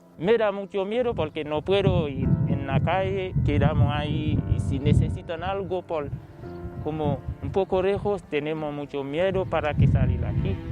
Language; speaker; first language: Spanish; non-native, learner; Haitian Creole